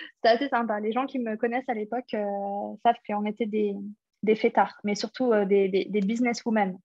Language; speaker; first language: French; early bilingual, other home language; English